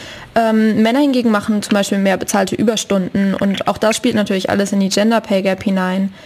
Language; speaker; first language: German; native; German